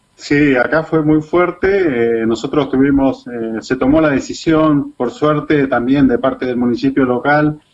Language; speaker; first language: Spanish; native; Spanish